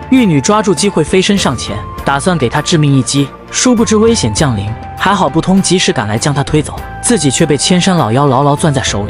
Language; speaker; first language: Chinese; native; Chinese